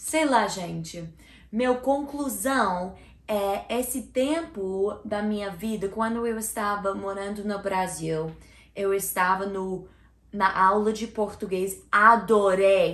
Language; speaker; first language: Portuguese; non-native, learner; English